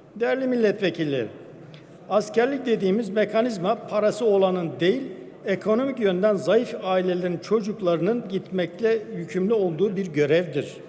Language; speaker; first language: Turkish; non-native, local second language; Kurdish